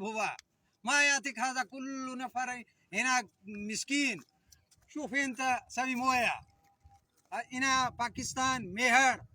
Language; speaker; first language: Arabic; non-native, learner; Sindhi